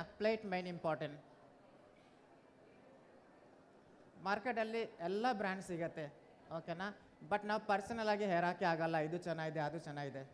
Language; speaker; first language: Kannada; non-native, learner; Bangla